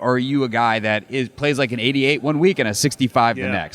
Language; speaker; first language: English; native; English